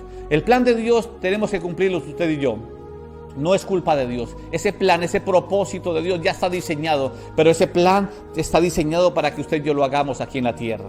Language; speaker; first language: Spanish; native; Spanish